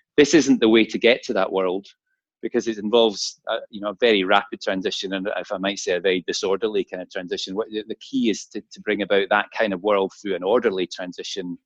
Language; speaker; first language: English; native; English